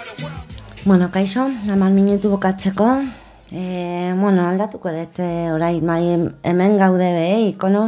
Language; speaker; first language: Basque; non-native, local second language; Spanish